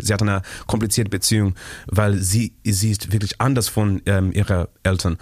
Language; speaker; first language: German; non-native, learner; Shona